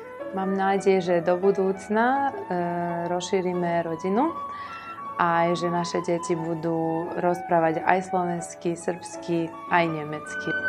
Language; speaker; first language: Slovak; non-native, local second language; Serbian